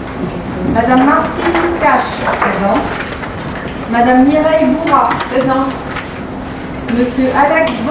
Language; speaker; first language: French; native; French